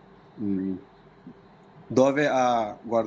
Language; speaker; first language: Italian; non-native, learner; Bangla